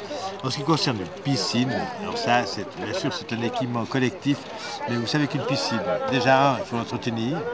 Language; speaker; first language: French; native; French